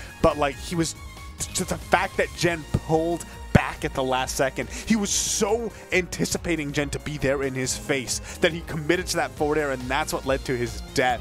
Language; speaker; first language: English; native; English